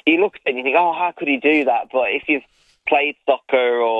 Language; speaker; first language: English; native; English